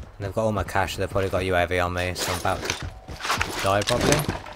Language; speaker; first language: English; native; English